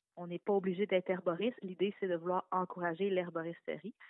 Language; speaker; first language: French; native; French